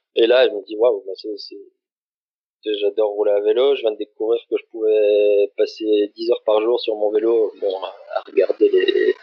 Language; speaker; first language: French; native; French